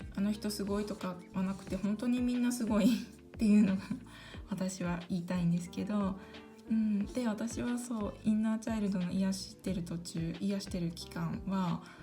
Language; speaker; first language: Japanese; early bilingual, other home language; Korean